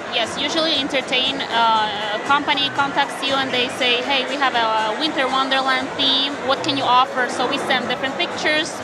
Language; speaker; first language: English; non-native, fluent; Ukrainian